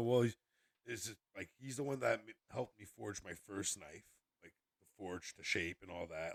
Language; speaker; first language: English; native; English